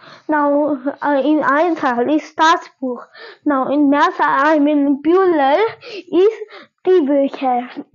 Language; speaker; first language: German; non-native, learner; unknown